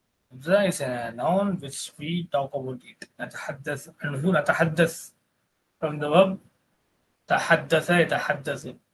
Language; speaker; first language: English; non-native, local second language; Tamil